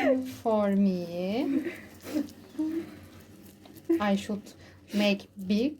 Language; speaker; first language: English; non-native, learner; Turkish